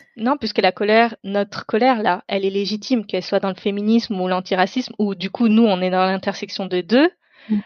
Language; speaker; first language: French; non-native, local second language; Tamil